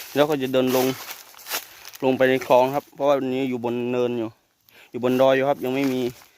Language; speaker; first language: Thai; native; Thai